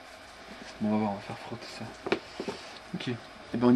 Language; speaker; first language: French; native; French